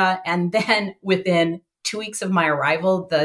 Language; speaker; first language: English; native; English